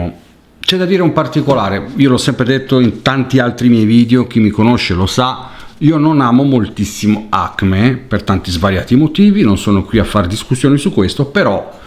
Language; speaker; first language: Italian; native; Italian